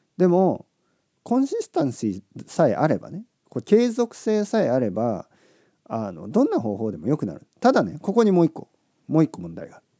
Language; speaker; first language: Japanese; native; Japanese